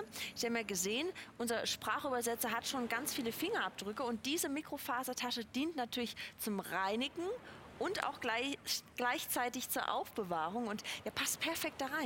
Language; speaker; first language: German; native; German